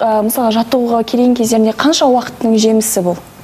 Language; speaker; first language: Kazakh; native; Kazakh